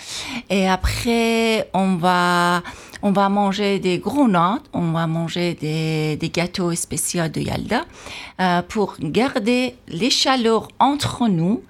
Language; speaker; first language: French; non-native, fluent; Persian